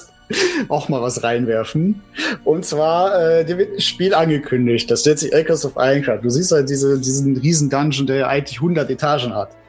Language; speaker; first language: German; native; German